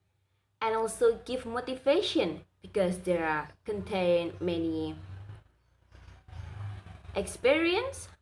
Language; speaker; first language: English; non-native, learner; Indonesian